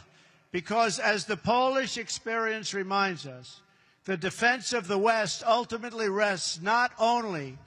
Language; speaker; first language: English; native; English